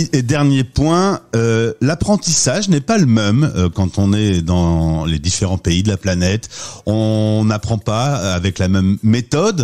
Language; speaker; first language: French; native; French